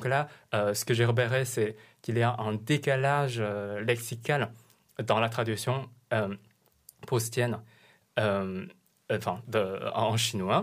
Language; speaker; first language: French; non-native, fluent; Chinese